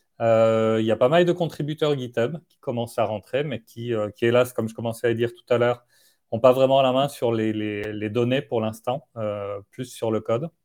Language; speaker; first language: French; native; French